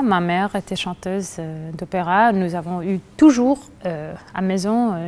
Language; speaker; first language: French; non-native, fluent; Spanish